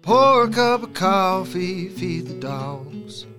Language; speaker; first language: English; native; English